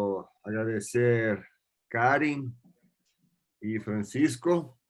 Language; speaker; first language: Spanish; non-native, fluent; Portuguese